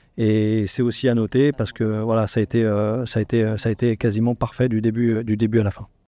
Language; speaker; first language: French; native; French